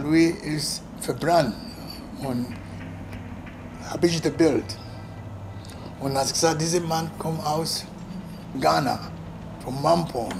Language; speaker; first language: German; non-native, learner; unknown